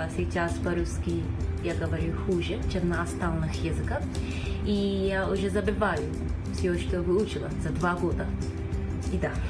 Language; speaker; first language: Russian; non-native, learner; Hausa